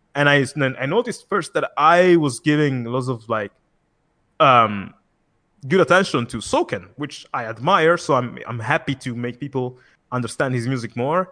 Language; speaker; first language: English; non-native, fluent; Italian